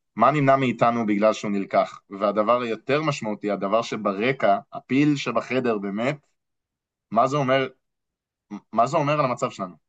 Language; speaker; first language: Hebrew; non-native, fluent; English